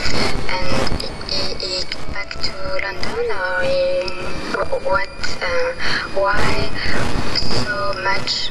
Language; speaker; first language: English; non-native, fluent; French